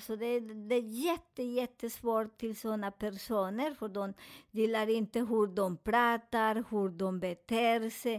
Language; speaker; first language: Swedish; non-native, learner; Spanish